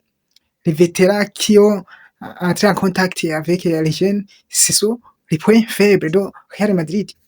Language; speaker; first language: French; non-native, local second language; Kinyarwanda